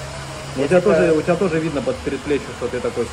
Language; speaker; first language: Russian; native; Russian